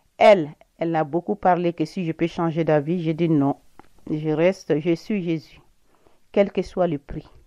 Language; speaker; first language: French; non-native, local second language; Bambara